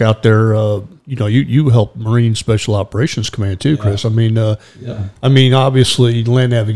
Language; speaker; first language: English; native; English